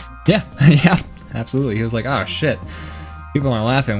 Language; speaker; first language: English; native; English